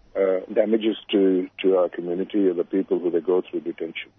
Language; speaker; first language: English; non-native, local second language; Urdu